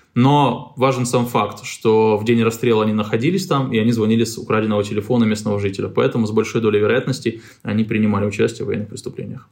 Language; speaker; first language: Russian; native; Russian